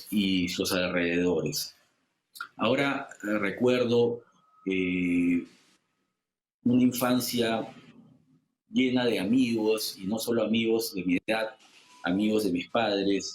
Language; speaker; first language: Spanish; native; Spanish